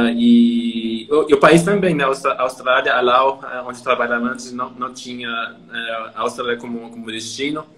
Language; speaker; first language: Portuguese; non-native, fluent; French